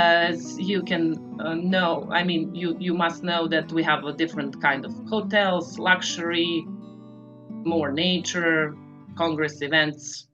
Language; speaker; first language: English; non-native, fluent; Serbian